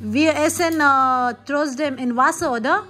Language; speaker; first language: German; non-native, learner; Marathi